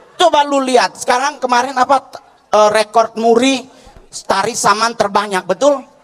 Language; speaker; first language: Indonesian; native; Indonesian